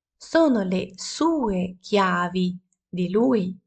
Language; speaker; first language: Italian; non-native, fluent; Ukrainian